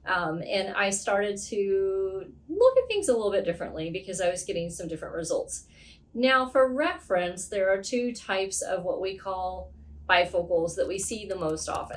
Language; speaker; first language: English; native; English